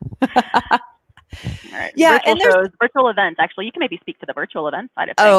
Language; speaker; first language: English; native; English